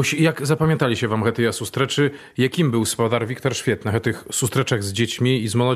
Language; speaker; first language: Belarusian; native; Belarusian